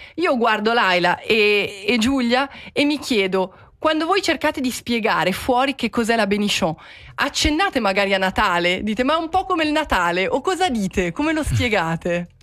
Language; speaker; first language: Italian; native; Italian